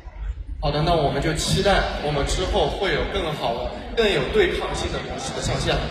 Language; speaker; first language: Chinese; native; Chinese